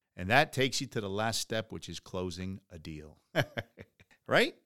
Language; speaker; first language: English; early bilingual, other home language; Spanish